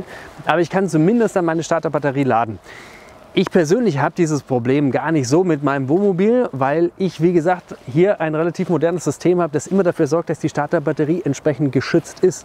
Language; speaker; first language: German; native; German